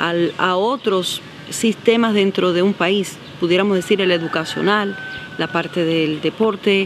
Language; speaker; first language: Spanish; native; Spanish